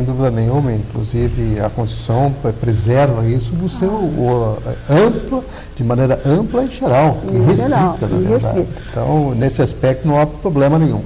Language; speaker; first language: Portuguese; native; Portuguese